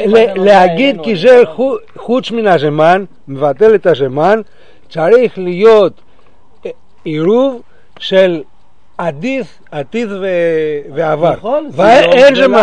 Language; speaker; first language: Hebrew; non-native, fluent; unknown